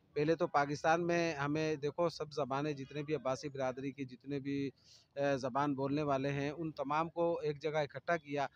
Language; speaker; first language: Urdu; non-native, local second language; Sindhi